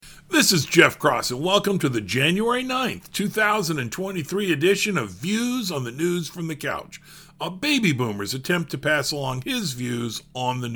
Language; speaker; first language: English; native; English